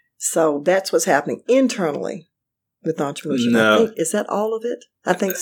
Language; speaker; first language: English; native; English